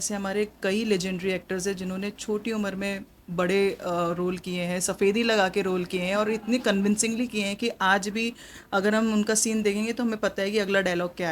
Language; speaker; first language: Hindi; native; Hindi